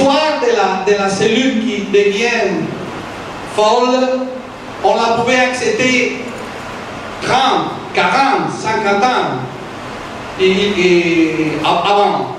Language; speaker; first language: French; non-native, fluent; Italian